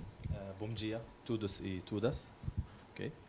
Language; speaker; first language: Portuguese; non-native, learner; Arabic